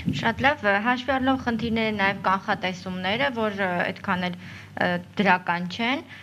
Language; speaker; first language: Armenian; native; Armenian